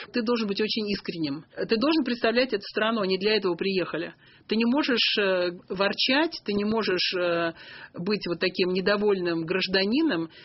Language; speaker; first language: Russian; native; Russian